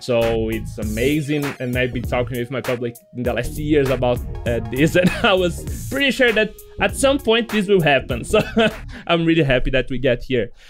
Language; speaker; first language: English; non-native, learner; Portuguese